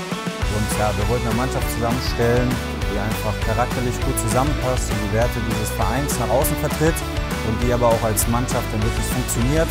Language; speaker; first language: German; native; German